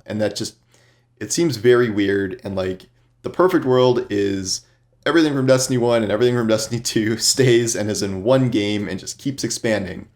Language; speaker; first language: English; native; English